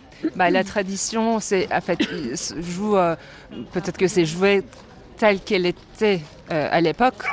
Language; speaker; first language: French; non-native, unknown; Turkish